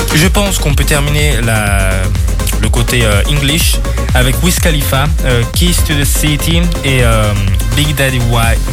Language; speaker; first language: French; non-native, fluent; Portuguese